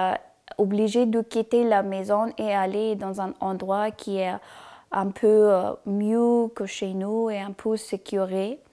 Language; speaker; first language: French; non-native, learner; Persian